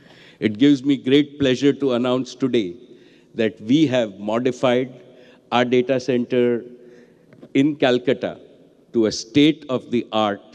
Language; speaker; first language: English; non-native, local second language; Gujarati